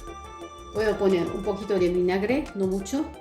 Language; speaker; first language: Spanish; non-native, fluent; Arabic